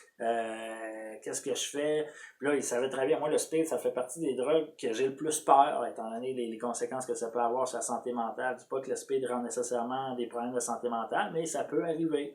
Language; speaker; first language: French; native; French